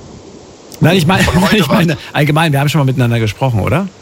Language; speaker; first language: German; native; German